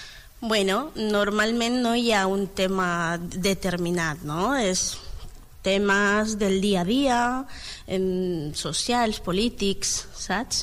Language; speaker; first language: Catalan; non-native, learner; Spanish